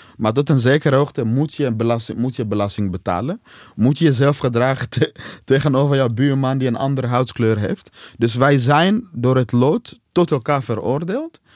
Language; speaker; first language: Dutch; non-native, fluent; Swahili